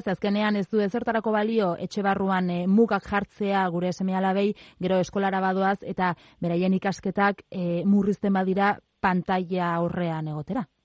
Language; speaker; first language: Basque; native; Basque